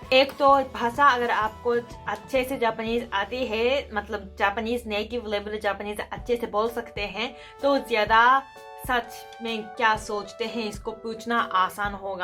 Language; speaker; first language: Hindi; non-native, fluent; Japanese